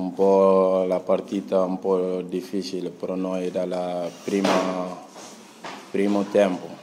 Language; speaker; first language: Italian; non-native, learner; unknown